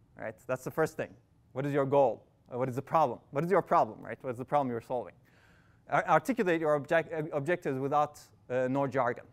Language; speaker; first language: English; non-native, fluent; Turkish